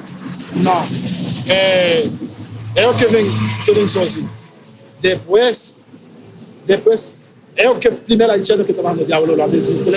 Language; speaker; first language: Portuguese; non-native, learner; Haitian Creole